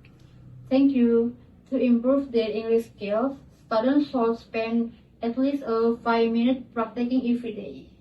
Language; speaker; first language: English; non-native, learner; Indonesian